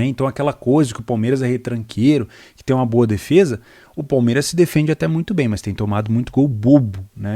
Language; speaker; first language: Portuguese; native; Portuguese